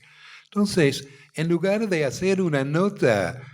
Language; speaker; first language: Spanish; non-native, fluent; English